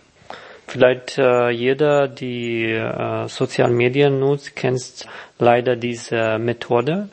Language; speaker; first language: German; non-native, learner; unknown